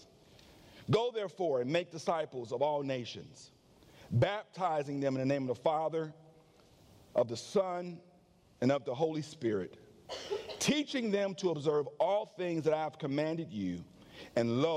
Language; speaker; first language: English; native; English